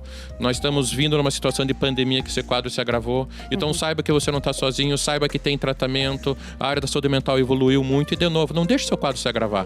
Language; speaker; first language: Portuguese; native; Portuguese